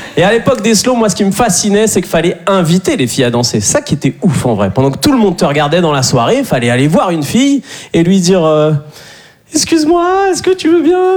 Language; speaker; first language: French; native; French